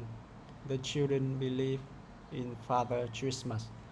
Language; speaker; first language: English; non-native, learner; Vietnamese